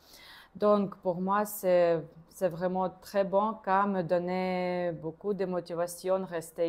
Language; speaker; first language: French; non-native, learner; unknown